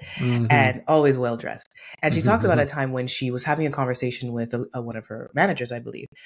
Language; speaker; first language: English; native; English